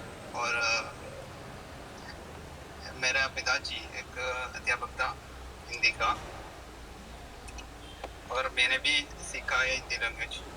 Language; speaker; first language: Hindi; non-native, local second language; Malayalam